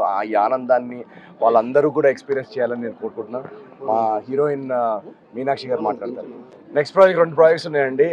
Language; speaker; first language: Telugu; native; Telugu